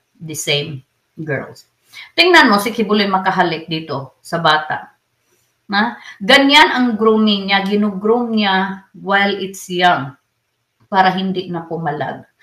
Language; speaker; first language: Filipino; non-native, local second language; Cebuano